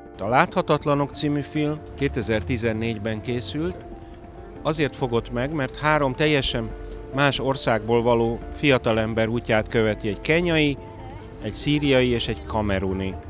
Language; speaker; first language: Hungarian; early bilingual, other home language; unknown